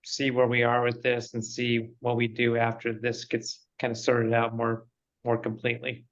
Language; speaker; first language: English; native; English